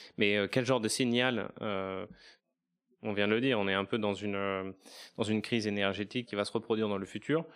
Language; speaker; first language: French; native; French